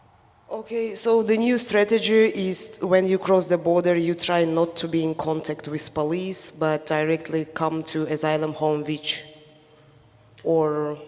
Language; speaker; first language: English; non-native, fluent; Slovenian